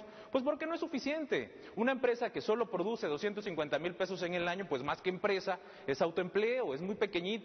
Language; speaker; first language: Spanish; native; Spanish